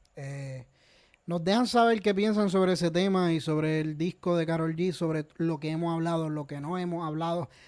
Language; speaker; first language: Spanish; native; Spanish